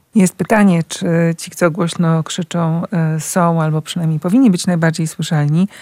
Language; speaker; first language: Polish; native; Polish